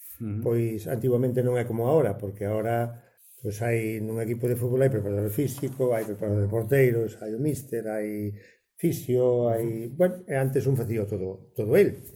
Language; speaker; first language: Galician; native; Galician